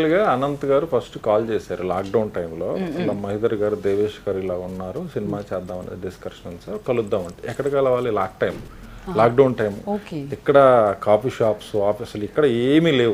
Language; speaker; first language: Telugu; native; Telugu